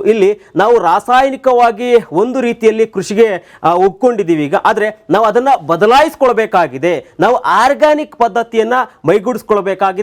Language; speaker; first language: Kannada; native; Kannada